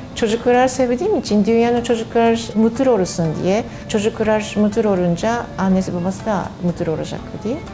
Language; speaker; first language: Turkish; non-native, learner; Japanese